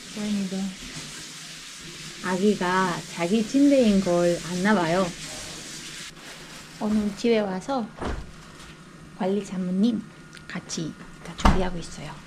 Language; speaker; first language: Korean; non-native, learner; Spanish